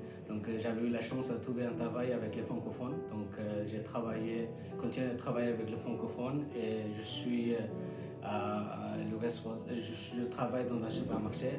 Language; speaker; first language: French; non-native, fluent; Bangla